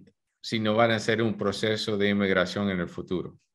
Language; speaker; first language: Spanish; early bilingual, heritage; Spanish